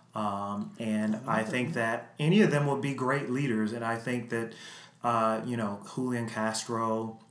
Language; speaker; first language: English; native; English